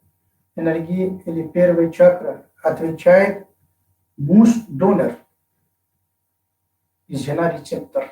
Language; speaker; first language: Russian; non-native, fluent; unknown